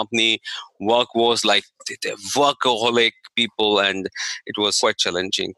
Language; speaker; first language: English; non-native, local second language; Hindi